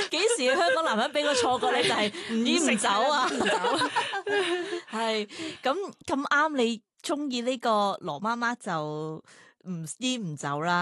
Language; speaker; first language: Cantonese; native; Cantonese